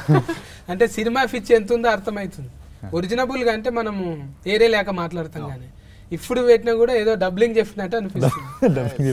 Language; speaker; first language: Telugu; native; Telugu